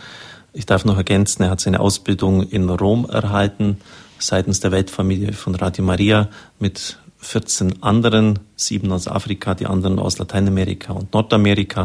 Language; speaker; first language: German; native; German